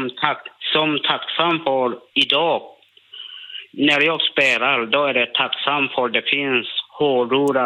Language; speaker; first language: Swedish; non-native, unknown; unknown